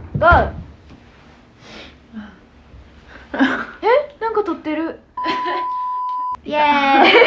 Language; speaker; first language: Japanese; native; Japanese